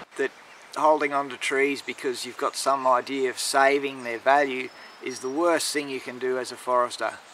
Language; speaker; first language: English; native; English